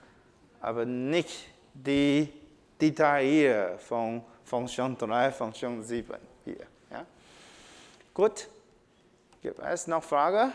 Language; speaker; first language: German; non-native, learner; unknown